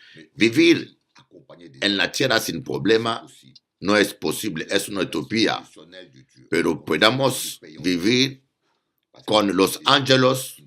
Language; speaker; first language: Spanish; non-native, learner; French